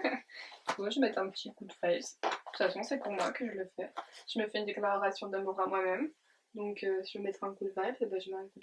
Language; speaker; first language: French; native; French